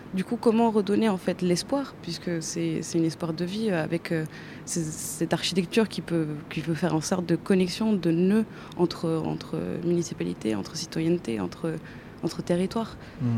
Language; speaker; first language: French; non-native, fluent; Spanish